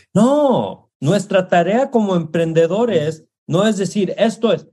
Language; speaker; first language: Spanish; early bilingual, heritage; Spanish